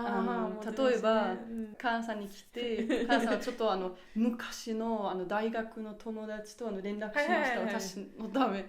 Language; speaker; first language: Japanese; non-native, learner; German